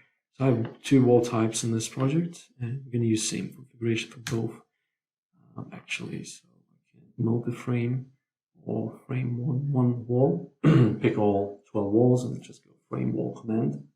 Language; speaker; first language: English; non-native, fluent; Lithuanian